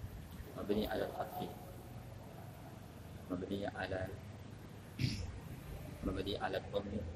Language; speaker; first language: Arabic; non-native, learner; Indonesian